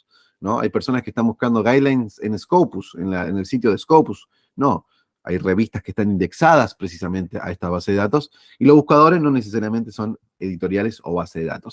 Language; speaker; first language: Spanish; native; Spanish